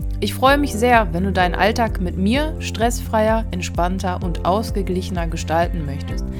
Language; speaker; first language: German; native; German